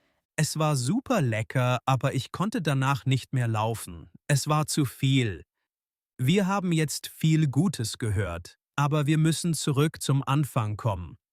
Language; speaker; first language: German; non-native, fluent; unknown